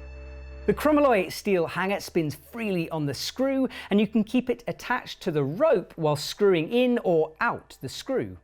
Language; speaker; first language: English; native; English